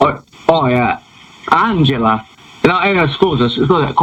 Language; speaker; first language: Italian; non-native, learner; English